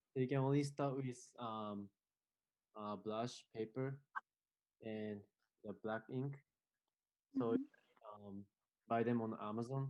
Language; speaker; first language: English; non-native, fluent; Japanese